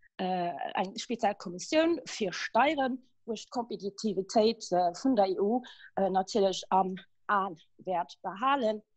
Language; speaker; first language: Luxembourgish; early bilingual, other home language; Kabuverdianu